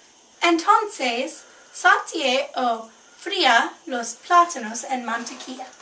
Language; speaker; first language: Spanish; non-native, learner; English